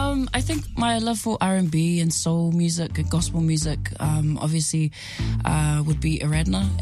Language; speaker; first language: English; native; English